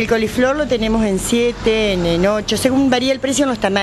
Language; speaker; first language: Spanish; native; Spanish